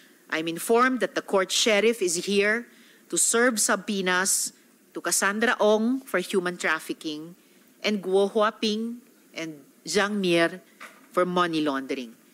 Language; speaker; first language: English; non-native, local second language; Filipino